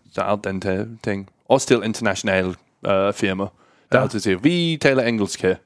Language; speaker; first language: Danish; non-native, learner; English